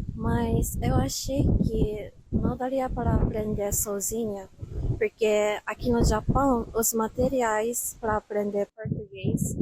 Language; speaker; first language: Portuguese; non-native, fluent; Japanese